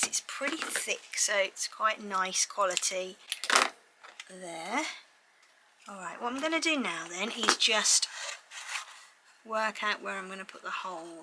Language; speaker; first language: English; native; English